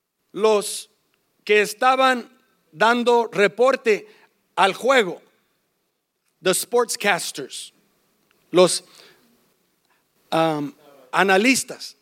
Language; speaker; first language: Spanish; early bilingual, heritage; English